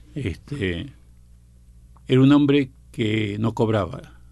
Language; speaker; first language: Spanish; native; Spanish